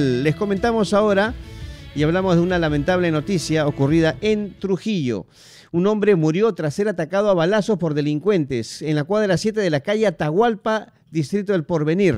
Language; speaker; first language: Spanish; native; Spanish